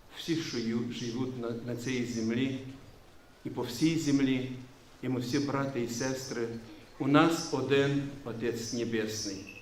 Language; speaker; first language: Ukrainian; non-native, local second language; Romanian